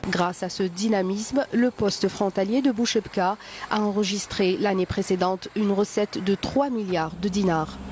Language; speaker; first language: French; non-native, local second language; Arabic